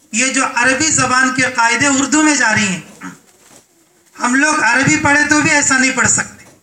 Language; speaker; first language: Urdu; native; Urdu